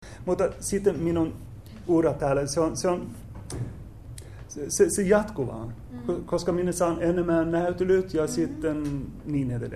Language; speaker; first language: Finnish; non-native, learner; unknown